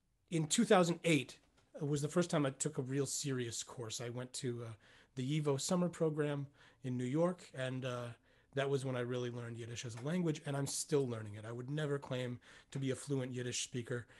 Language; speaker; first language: English; native; English